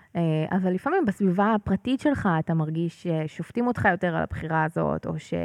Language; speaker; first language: Hebrew; native; Hebrew